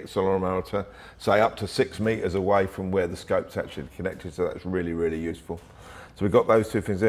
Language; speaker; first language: English; native; English